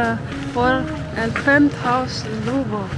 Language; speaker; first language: Spanish; non-native, fluent; Dutch